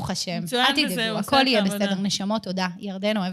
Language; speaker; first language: Hebrew; native; Hebrew